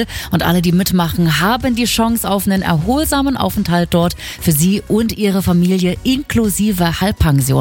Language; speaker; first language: German; native; German